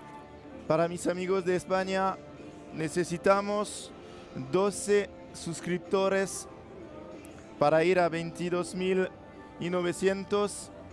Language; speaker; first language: Spanish; non-native, learner; French